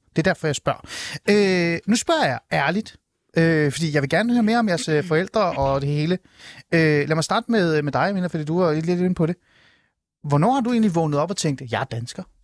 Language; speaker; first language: Danish; early bilingual, other home language; Persian